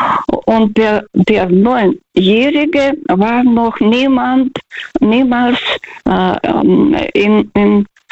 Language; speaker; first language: German; non-native, fluent; Russian